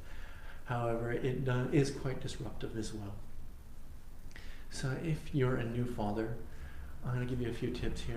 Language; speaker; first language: English; native; English